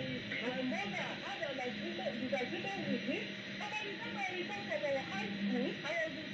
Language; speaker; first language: English; non-native, local second language; Yoruba